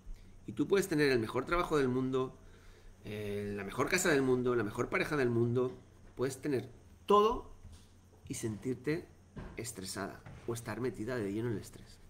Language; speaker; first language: Spanish; native; Spanish